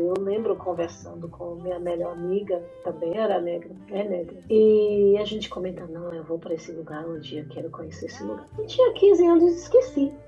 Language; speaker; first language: Portuguese; non-native, fluent; English